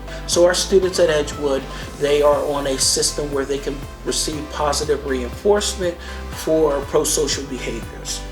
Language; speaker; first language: English; native; English